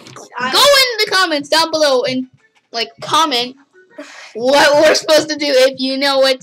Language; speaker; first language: English; native; English